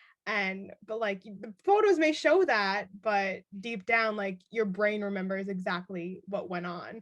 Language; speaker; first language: English; native; English